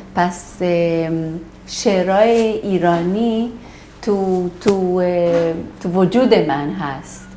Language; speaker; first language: Persian; early bilingual, heritage; Persian